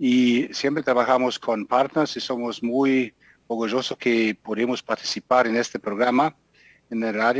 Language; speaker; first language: Spanish; non-native, fluent; German